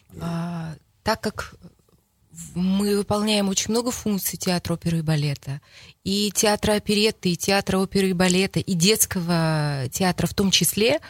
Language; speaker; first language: Russian; native; Russian